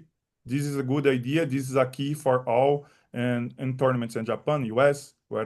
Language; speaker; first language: English; non-native, learner; Portuguese